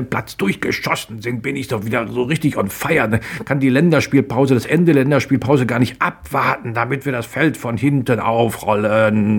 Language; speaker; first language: German; native; German